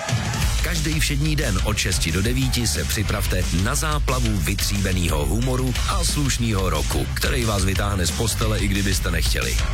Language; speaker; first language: Czech; native; Czech